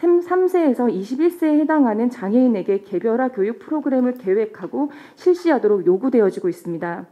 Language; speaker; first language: Korean; native; Korean